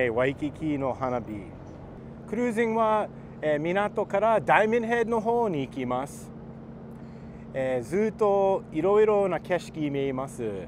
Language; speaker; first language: Japanese; non-native, learner; English